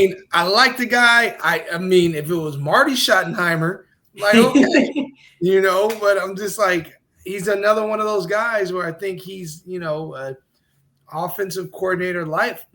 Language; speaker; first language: English; native; English